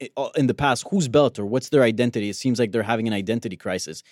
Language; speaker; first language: English; early bilingual, other home language; Spanish